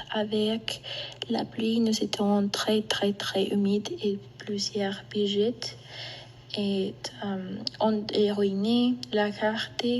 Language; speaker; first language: French; non-native, learner; Spanish